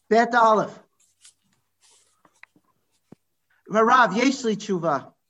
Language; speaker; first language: Hebrew; non-native, fluent; English